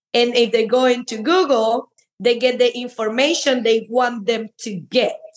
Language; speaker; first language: English; non-native, fluent; Spanish